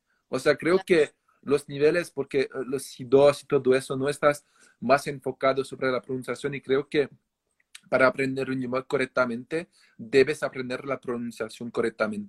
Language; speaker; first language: Spanish; non-native, fluent; French